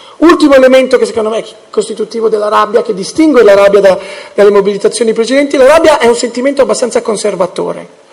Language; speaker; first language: Italian; early bilingual, heritage; English